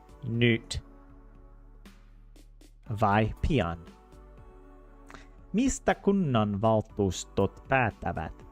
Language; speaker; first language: Finnish; non-native, learner; English